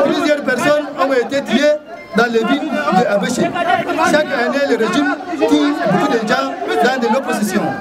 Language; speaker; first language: French; non-native, local second language; Arabic